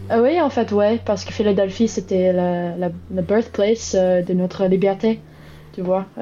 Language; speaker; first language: French; non-native, learner; English